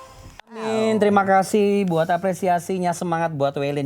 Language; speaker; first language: Indonesian; native; Indonesian